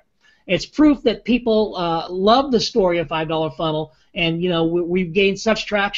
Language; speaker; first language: English; native; English